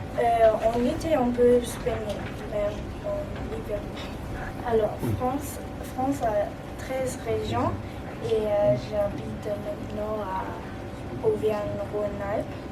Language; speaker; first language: French; non-native, learner; German